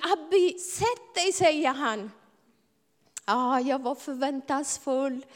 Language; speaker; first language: Swedish; non-native, fluent; Amharic